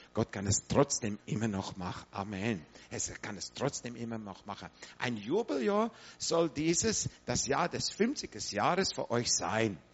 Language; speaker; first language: German; non-native, fluent; English